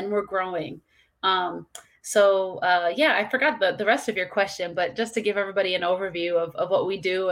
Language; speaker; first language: English; native; English